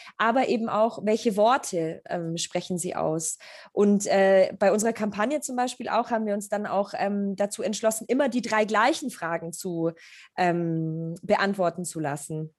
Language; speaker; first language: German; early bilingual, other home language; Polish